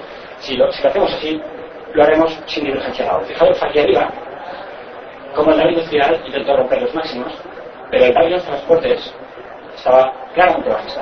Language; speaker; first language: Spanish; native; Spanish